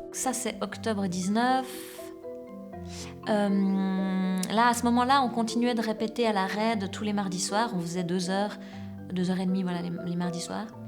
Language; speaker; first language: French; native; French